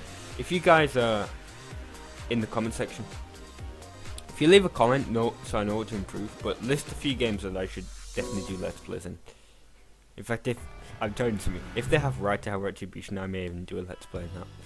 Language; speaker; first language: English; native; English